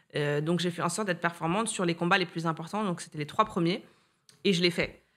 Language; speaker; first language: French; native; French